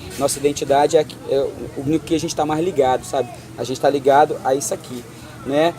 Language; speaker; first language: Portuguese; native; Portuguese